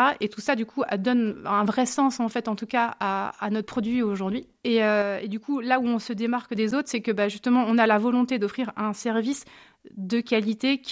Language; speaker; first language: French; native; French